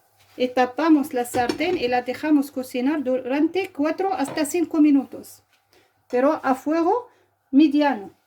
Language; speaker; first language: Spanish; non-native, fluent; Arabic